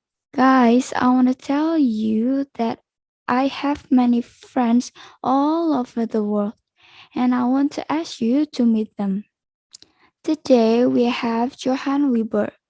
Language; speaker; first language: English; non-native, learner; Indonesian